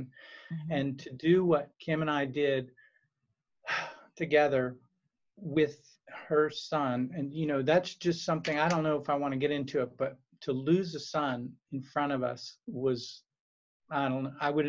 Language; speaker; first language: English; native; English